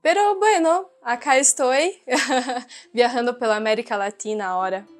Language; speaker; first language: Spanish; non-native, learner; Portuguese